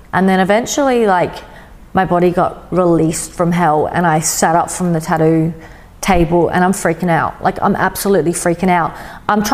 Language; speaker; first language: English; native; English